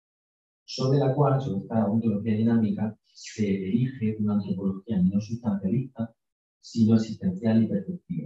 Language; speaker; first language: Spanish; native; Spanish